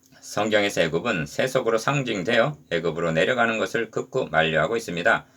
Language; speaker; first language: Korean; native; Korean